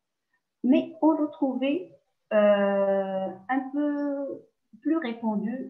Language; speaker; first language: French; non-native, local second language; Arabic